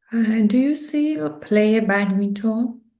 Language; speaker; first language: English; non-native, learner; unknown